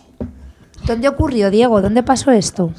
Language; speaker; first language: Spanish; native; Spanish